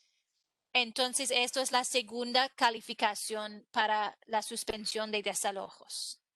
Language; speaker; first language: Spanish; non-native, fluent; English